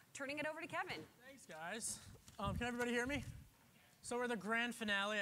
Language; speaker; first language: English; native; English